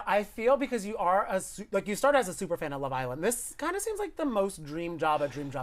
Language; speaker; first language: English; native; English